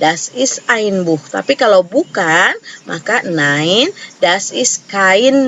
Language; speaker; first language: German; non-native, fluent; Indonesian